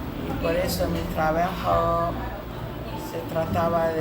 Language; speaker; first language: Spanish; non-native, learner; English